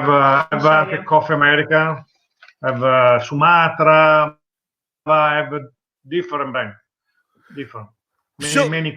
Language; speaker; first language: English; non-native, learner; Italian